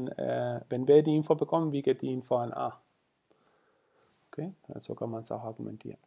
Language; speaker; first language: German; non-native, fluent; Spanish